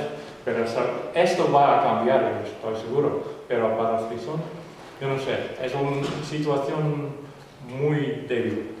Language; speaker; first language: Spanish; non-native, fluent; Western Frisian